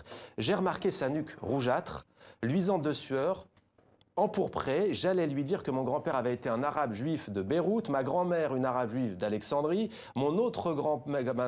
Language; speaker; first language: French; native; French